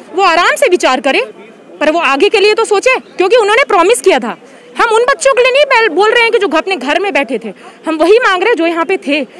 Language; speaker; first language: Hindi; native; Hindi